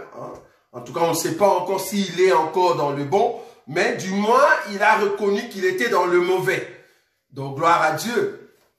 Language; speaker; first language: French; non-native, local second language; Lingala